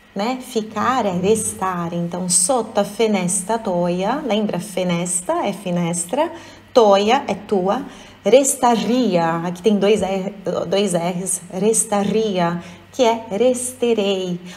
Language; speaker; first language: Portuguese; native; Portuguese